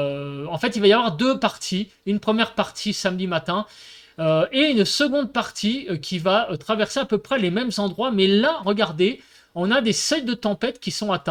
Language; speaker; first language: French; native; French